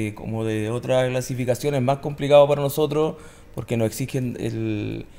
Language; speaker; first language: Spanish; native; Spanish